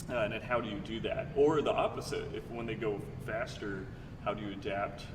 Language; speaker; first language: English; native; English